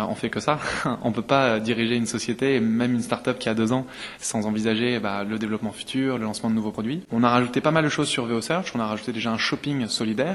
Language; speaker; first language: French; native; French